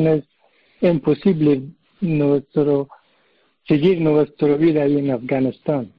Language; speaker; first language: Spanish; non-native, learner; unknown